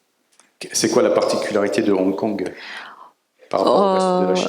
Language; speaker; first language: French; native; French